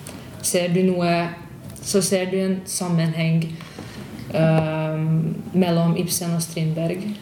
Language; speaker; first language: Norwegian; non-native, fluent; Hungarian